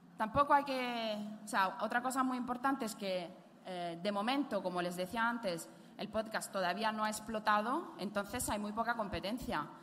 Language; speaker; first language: Spanish; non-native, fluent; Italian